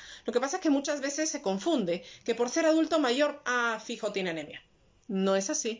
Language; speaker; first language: Spanish; native; Spanish